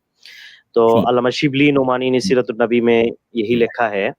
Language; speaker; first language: Hindi; non-native, learner; Bangla